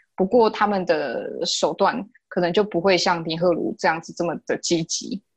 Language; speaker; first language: Chinese; native; Chinese